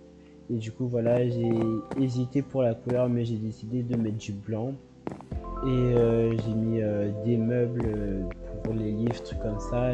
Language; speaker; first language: French; native; French